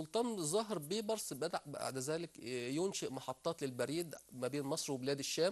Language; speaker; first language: Arabic; native; Arabic